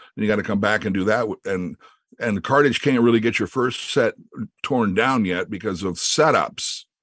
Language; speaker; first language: English; native; English